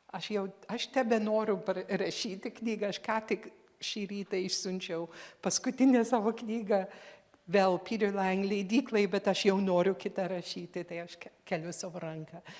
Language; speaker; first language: Lithuanian; early bilingual, heritage; Lithuanian